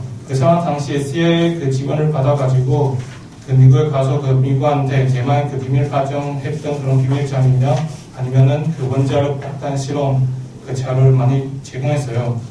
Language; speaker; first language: Korean; non-native, learner; Chinese